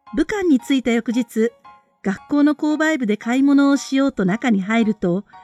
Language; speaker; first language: Japanese; native; Japanese